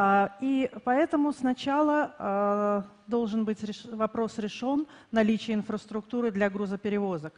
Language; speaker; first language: Russian; native; Russian